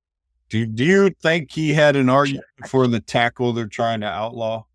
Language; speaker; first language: English; native; English